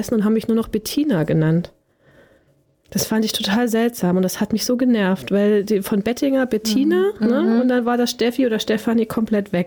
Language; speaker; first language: German; native; German